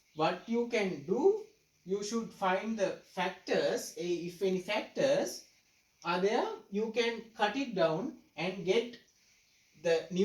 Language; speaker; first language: English; non-native, local second language; Sinhala